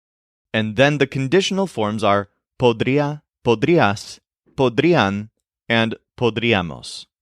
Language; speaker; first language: Spanish; non-native, fluent; English